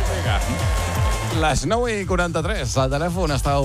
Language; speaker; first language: Catalan; native; Catalan